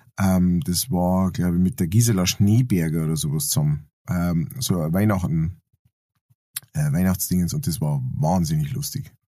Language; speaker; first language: German; native; German